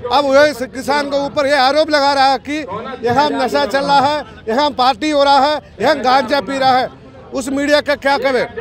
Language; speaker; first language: Hindi; non-native, local second language; Malayalam